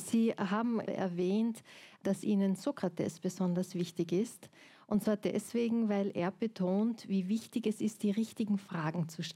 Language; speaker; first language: German; native; German